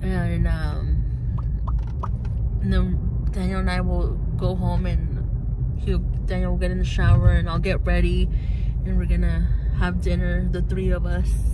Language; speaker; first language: English; early bilingual, other home language; Spanish